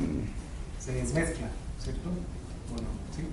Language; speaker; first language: Spanish; native; Spanish